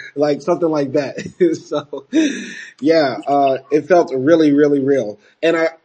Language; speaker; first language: English; native; English